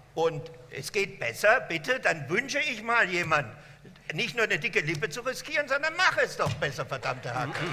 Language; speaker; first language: German; non-native, fluent; French